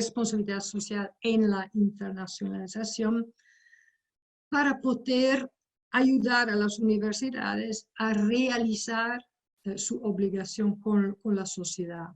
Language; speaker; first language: Spanish; non-native, fluent; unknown